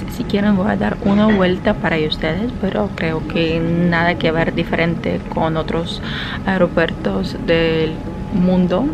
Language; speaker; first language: Spanish; non-native, fluent; Ukrainian